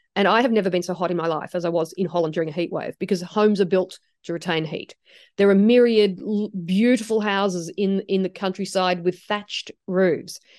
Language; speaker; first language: English; native; English